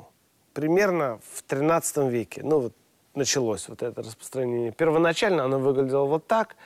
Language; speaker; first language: Russian; native; Russian